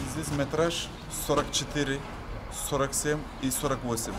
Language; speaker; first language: Russian; non-native, learner; Turkish